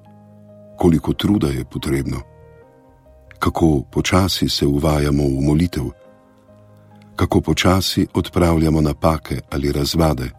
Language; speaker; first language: Slovenian; native; Slovenian